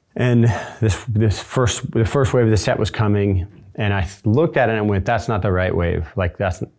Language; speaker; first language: English; native; English